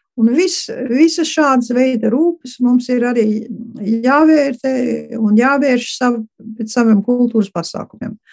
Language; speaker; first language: Latvian; early bilingual, heritage; Latvian